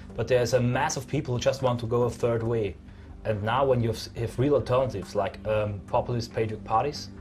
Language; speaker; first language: English; non-native, fluent; German